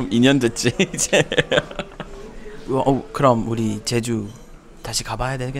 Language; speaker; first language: Korean; non-native, fluent; English